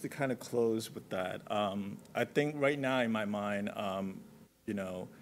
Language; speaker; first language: English; non-native, local second language; Cantonese